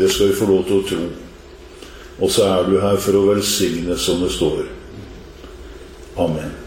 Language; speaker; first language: Norwegian; native; Norwegian